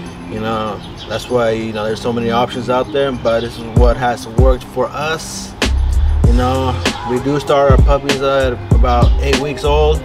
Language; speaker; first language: English; early bilingual, other home language; Spanish